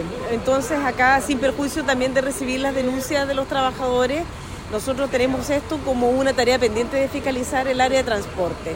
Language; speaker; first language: Spanish; native; Spanish